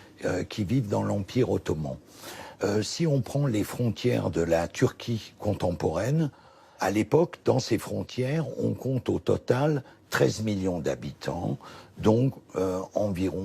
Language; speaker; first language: French; native; French